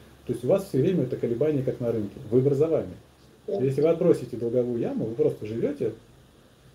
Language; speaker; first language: Russian; native; Russian